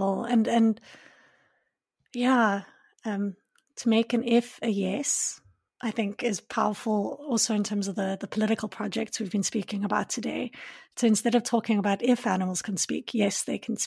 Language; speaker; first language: English; native; English